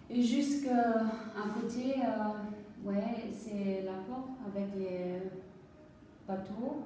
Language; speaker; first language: French; non-native, fluent; German